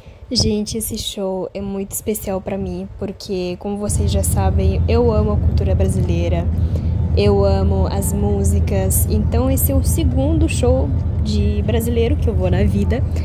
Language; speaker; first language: Portuguese; non-native, fluent; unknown